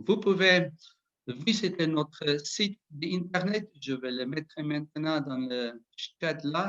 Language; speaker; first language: French; non-native, learner; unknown